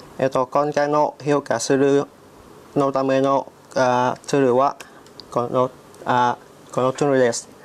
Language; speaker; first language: Japanese; non-native, learner; Vietnamese